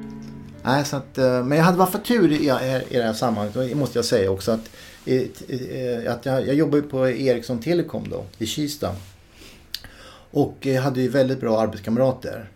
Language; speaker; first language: Swedish; native; Swedish